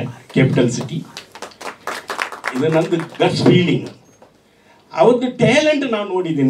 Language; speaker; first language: Kannada; non-native, learner; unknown